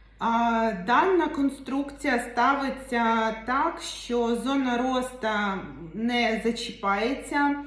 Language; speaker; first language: Ukrainian; non-native, local second language; Russian